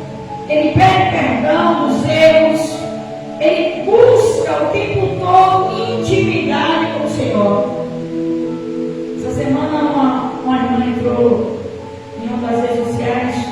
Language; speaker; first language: Portuguese; native; Portuguese